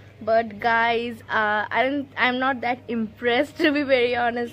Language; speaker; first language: English; non-native, local second language; Bangla